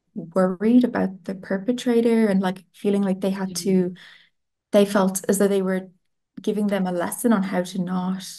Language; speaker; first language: English; non-native, fluent; Italian